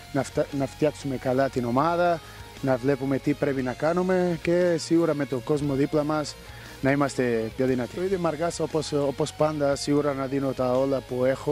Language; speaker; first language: Greek; non-native, fluent; Portuguese